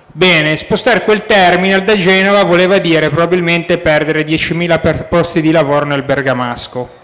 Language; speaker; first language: Italian; native; Italian